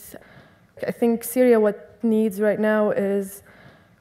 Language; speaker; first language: English; non-native, fluent; Arabic